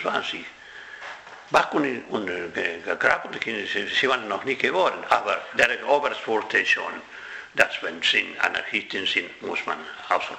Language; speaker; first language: German; non-native, fluent; Spanish